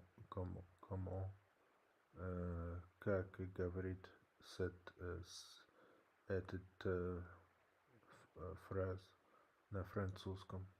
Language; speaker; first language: Russian; non-native, learner; English